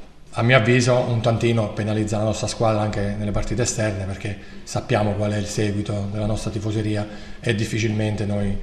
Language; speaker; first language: Italian; native; Italian